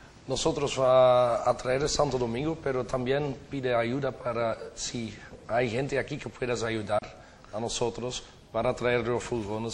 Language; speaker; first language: Spanish; non-native, learner; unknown